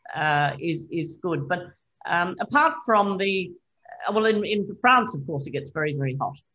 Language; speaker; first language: English; native; English